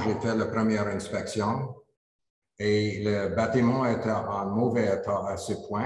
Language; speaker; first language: French; non-native, learner; English